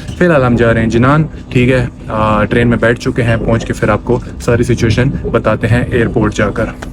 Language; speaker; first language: Urdu; non-native, local second language; Punjabi